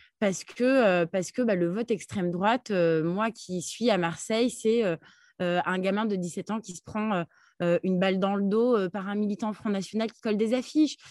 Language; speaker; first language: French; early bilingual, other home language; Arabic